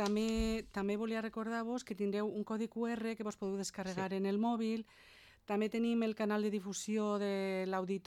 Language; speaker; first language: Catalan; native; Catalan